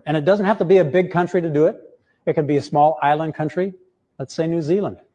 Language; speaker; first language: English; native; English